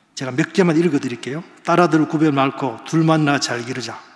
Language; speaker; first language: Korean; native; Korean